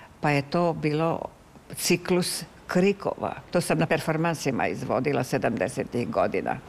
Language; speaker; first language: Serbian; non-native, local second language; Hungarian